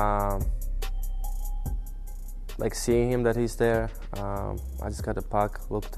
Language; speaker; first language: English; non-native, fluent; Czech